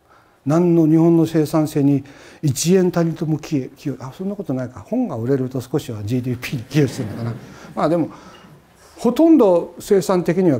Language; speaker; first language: Japanese; native; Japanese